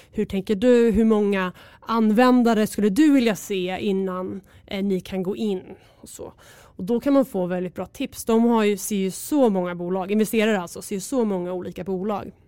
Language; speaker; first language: Swedish; native; Swedish